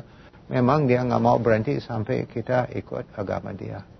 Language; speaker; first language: Indonesian; non-native, fluent; English